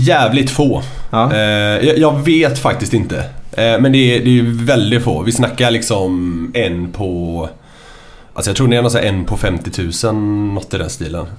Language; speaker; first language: Swedish; native; Swedish